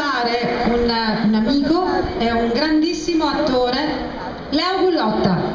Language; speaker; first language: Italian; native; Italian